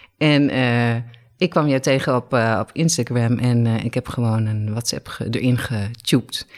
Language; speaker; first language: Dutch; native; Dutch